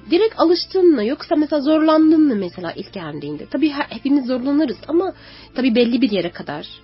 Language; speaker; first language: Turkish; non-native, fluent; Arabic